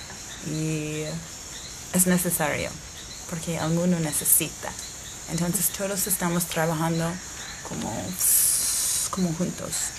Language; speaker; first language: Spanish; non-native, fluent; English